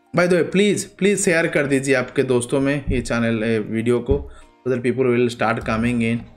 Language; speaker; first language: Hindi; non-native, local second language; Odia